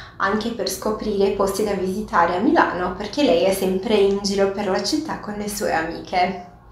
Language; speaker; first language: Italian; non-native, fluent; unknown